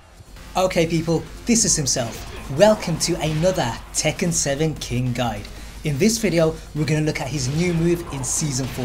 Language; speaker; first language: English; native; English